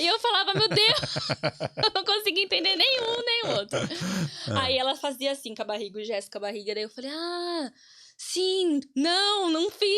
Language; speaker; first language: Portuguese; native; Portuguese